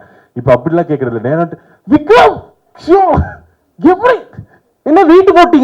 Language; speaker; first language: Tamil; native; Tamil